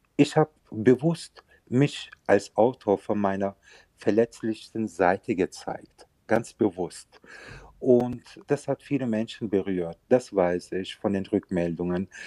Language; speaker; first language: German; early bilingual, other home language; Turkish